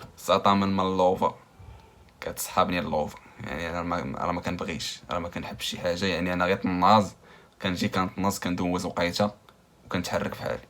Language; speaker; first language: Arabic; native; Arabic